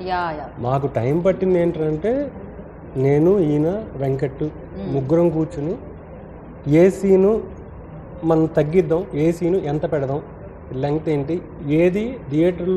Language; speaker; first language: Telugu; native; Telugu